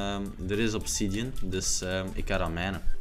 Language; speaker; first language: Dutch; native; Dutch